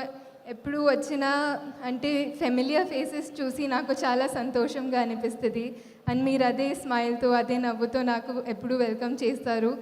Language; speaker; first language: Telugu; non-native, fluent; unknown